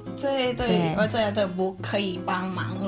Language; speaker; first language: Chinese; non-native, learner; Thai